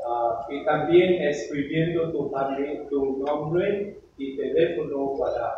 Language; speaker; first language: Spanish; non-native, learner; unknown